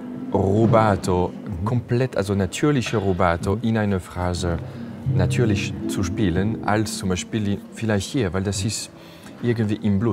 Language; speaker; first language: German; non-native, fluent; French